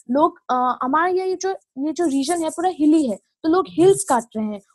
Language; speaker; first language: Hindi; non-native, local second language; Assamese